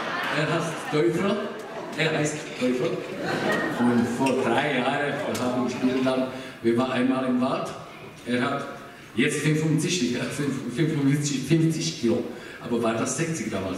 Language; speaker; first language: German; non-native, learner; Czech